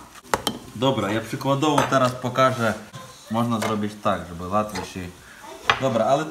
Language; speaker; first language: Polish; non-native, fluent; Ukrainian